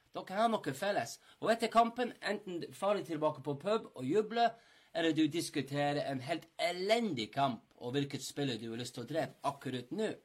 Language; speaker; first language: Norwegian; non-native, fluent; English